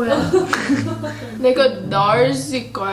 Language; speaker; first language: Korean; early bilingual, heritage; English